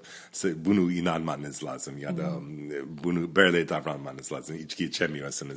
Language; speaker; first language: Turkish; non-native, fluent; English